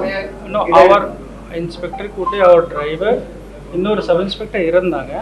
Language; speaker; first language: Tamil; non-native, local second language; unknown